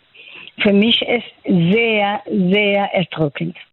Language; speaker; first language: German; non-native, fluent; Persian